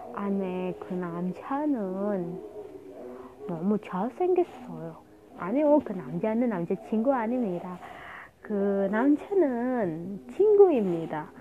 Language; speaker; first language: Korean; non-native, learner; Indonesian